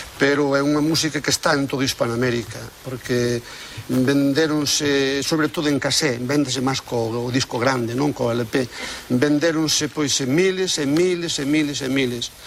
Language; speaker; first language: Galician; native; Galician